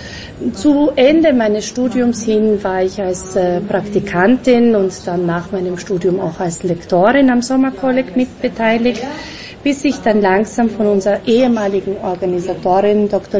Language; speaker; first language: German; native; German